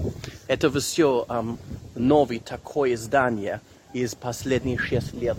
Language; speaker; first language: Russian; non-native, learner; English